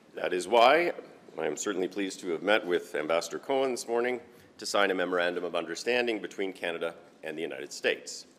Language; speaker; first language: English; native; English